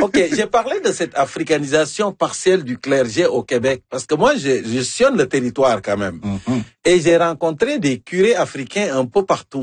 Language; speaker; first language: French; native; French